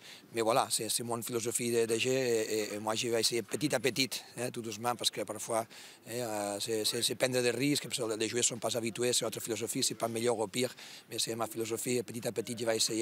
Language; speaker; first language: French; non-native, fluent; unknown